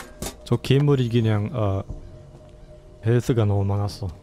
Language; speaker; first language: Korean; non-native, learner; German